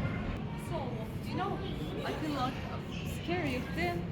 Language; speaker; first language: English; non-native, learner; Arabic